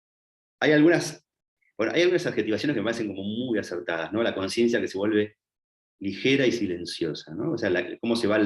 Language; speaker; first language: Spanish; native; Spanish